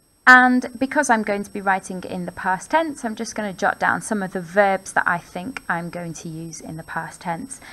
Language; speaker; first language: English; native; English